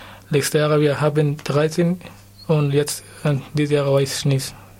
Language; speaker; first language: German; non-native, learner; Persian